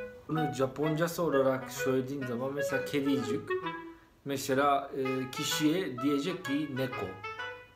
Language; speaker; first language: Turkish; non-native, fluent; Japanese